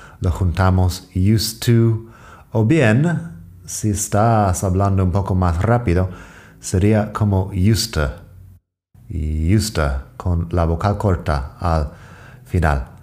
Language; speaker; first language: Spanish; non-native, fluent; English